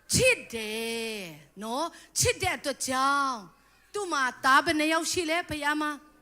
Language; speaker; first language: Burmese; non-native, local second language; Tedim Chin